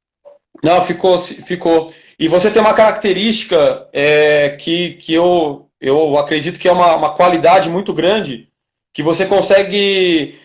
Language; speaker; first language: Portuguese; native; Portuguese